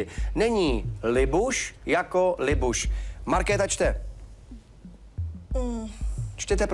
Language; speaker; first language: Czech; native; Czech